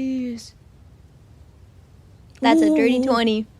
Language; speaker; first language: English; native; English